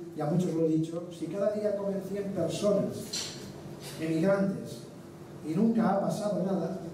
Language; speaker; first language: Spanish; non-native, local second language; Catalan